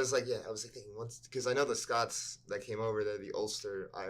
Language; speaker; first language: English; native; English